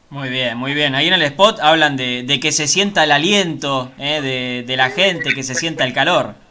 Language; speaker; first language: Spanish; native; Spanish